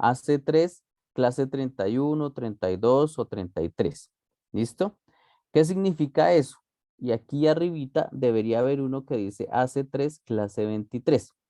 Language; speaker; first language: Spanish; native; Spanish